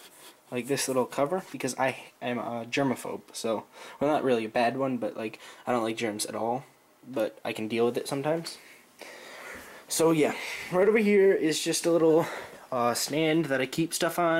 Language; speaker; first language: English; native; English